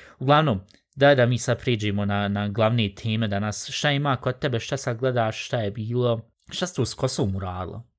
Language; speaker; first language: Bosnian; early bilingual, heritage; Bosnian